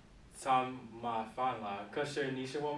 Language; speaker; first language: Chinese; non-native, learner; English